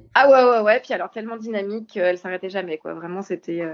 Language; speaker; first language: French; native; French